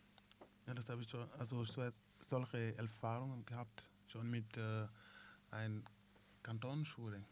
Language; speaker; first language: German; non-native, learner; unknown